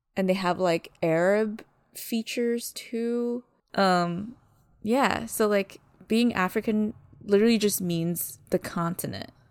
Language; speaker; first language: English; early bilingual, other home language; Malagasy